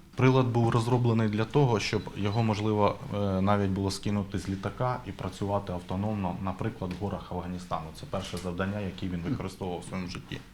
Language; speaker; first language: Ukrainian; native; Ukrainian